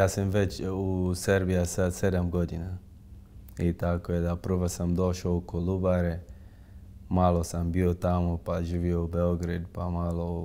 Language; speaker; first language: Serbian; non-native, fluent; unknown